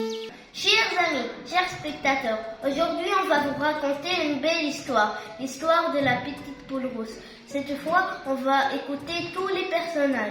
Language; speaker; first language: French; non-native, learner; Arabic